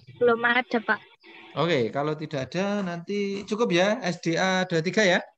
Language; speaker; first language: Indonesian; non-native, local second language; Javanese